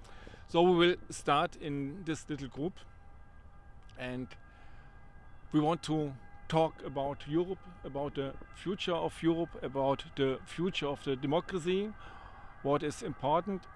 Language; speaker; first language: English; non-native, learner; German